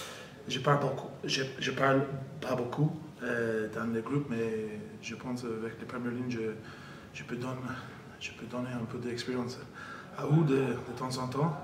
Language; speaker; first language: French; non-native, fluent; English